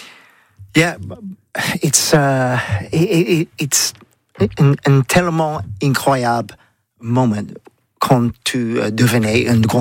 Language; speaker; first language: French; non-native, learner; English